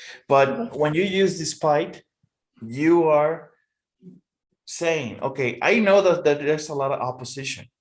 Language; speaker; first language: English; non-native, fluent; Spanish